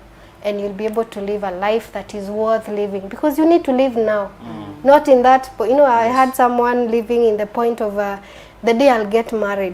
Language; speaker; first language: English; non-native, local second language; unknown